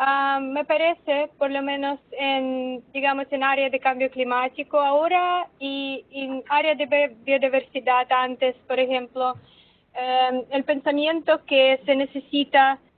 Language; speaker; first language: Spanish; non-native, fluent; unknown